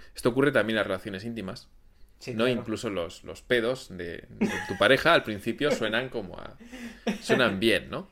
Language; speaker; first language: Spanish; native; Spanish